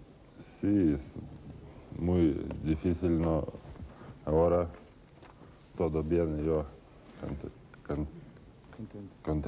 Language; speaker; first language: Spanish; non-native, learner; Lithuanian